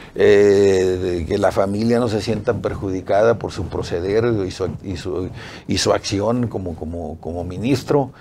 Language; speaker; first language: Spanish; native; Spanish